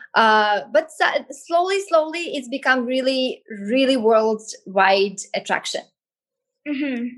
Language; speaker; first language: English; non-native, fluent; Belarusian